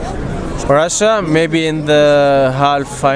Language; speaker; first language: English; non-native, fluent; Arabic